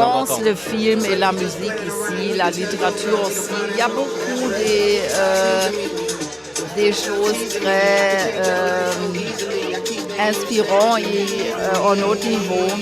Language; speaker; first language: French; non-native, fluent; German